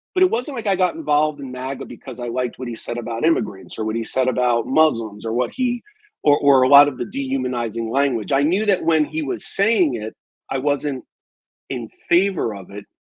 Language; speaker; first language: English; native; English